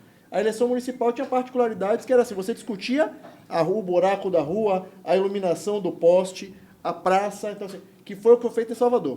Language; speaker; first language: Portuguese; native; Portuguese